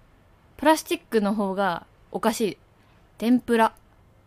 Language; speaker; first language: Japanese; native; Japanese